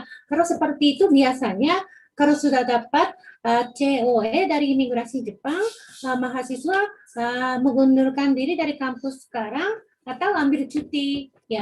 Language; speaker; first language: Indonesian; non-native, fluent; Japanese